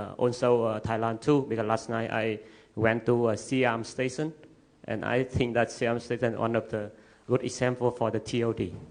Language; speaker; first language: English; non-native, learner; Vietnamese